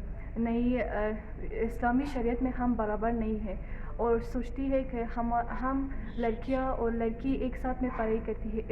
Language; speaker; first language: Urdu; non-native, learner; Persian